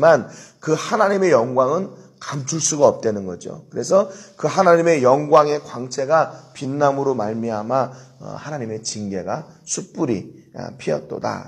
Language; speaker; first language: Korean; native; Korean